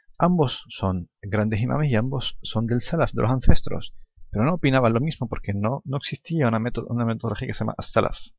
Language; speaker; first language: Spanish; non-native, fluent; Arabic